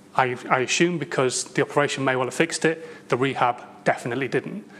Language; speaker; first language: English; native; English